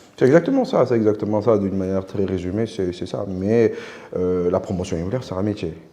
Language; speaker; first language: French; non-native, local second language; Wolof